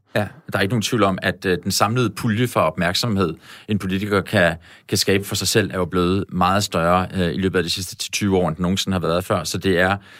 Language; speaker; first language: Danish; native; Danish